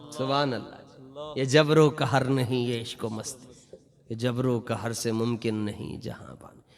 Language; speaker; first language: Urdu; non-native, local second language; Punjabi